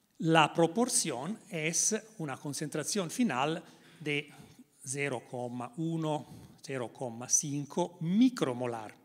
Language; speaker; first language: Spanish; non-native, learner; Italian